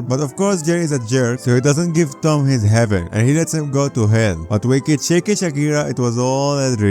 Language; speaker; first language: English; non-native, fluent; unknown